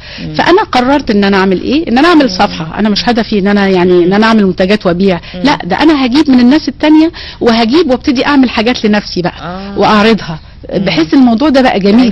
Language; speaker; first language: Arabic; native; Arabic